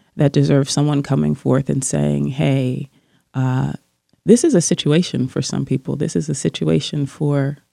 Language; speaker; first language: English; native; English